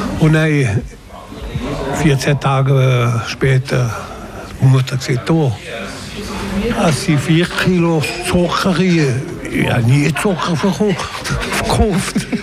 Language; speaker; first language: German; non-native, local second language; French